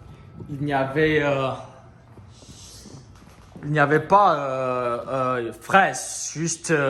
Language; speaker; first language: French; non-native, learner; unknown